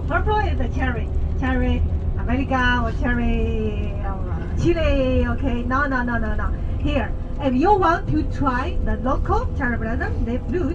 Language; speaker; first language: English; non-native, learner; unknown